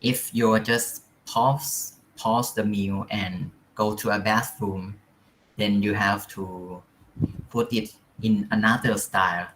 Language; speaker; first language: English; non-native, fluent; Thai